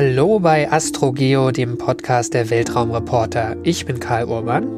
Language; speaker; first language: German; native; German